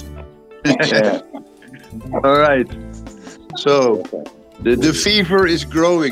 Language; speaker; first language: English; non-native, fluent; Dutch